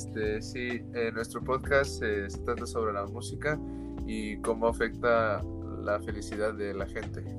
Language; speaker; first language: Spanish; early bilingual, heritage; Spanish